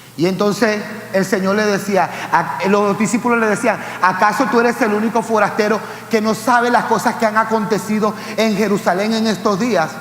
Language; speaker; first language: Spanish; native; Spanish